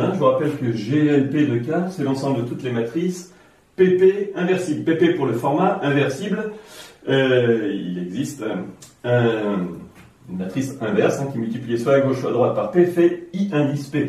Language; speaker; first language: French; native; French